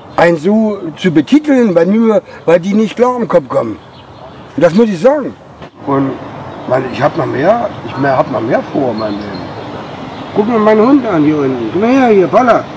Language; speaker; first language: German; native; German